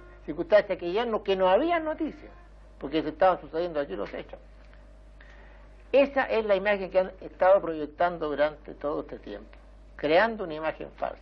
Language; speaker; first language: Spanish; native; Spanish